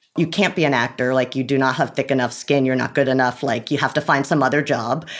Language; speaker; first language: English; native; English